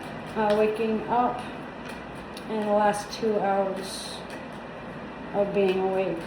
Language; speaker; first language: English; native; English